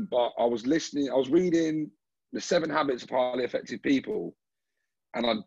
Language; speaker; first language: English; native; English